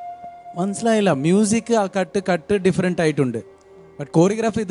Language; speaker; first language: Malayalam; non-native, learner; Tamil